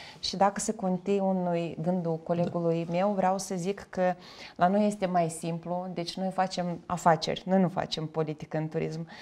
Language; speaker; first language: Romanian; native; Romanian